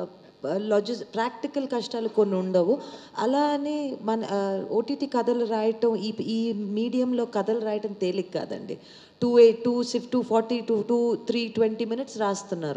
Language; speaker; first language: Telugu; native; Telugu